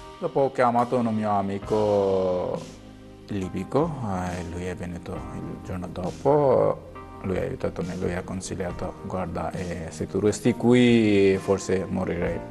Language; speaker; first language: Italian; non-native, learner; Bangla